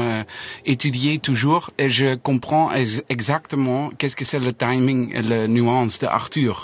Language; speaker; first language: French; non-native, learner; Dutch